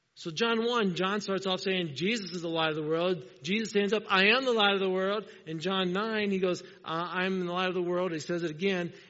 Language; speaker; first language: English; native; English